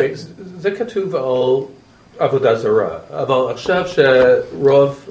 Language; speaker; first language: Hebrew; non-native, fluent; English